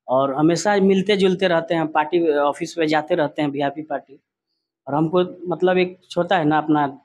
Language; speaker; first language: Hindi; non-native, local second language; Bhojpuri